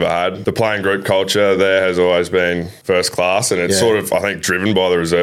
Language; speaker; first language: English; native; English